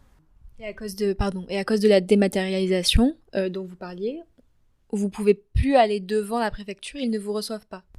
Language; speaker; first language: French; native; French